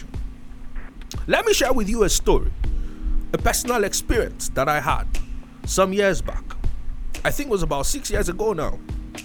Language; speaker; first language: English; non-native, local second language; Yoruba